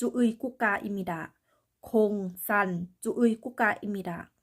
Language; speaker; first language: Korean; non-native, learner; Thai